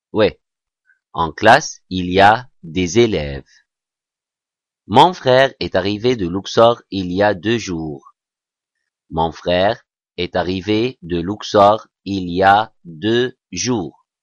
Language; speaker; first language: French; non-native, fluent; Arabic